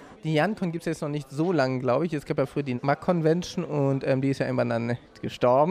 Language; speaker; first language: German; native; German